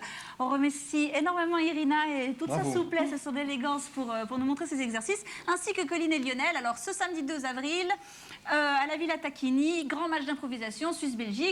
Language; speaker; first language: French; native; French